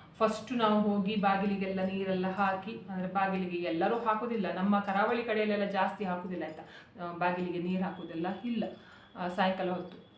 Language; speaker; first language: Kannada; native; Kannada